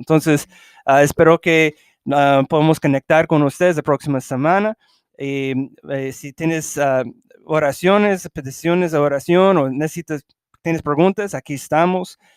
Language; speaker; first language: Spanish; early bilingual, heritage; English